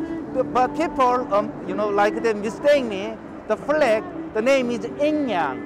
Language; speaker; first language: English; non-native, learner; Korean